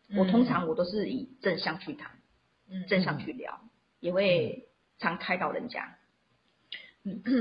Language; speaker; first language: Chinese; non-native, local second language; Min Nan Chinese